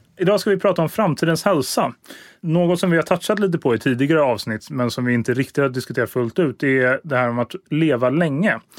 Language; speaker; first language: Swedish; native; Swedish